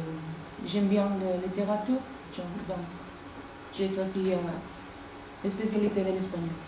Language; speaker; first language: French; non-native, learner; Spanish